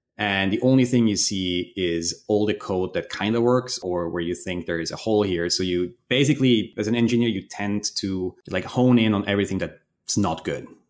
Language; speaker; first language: English; non-native, fluent; German